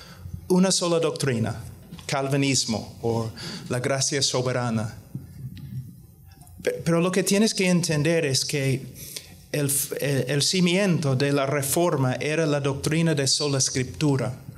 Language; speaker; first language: Spanish; non-native, fluent; English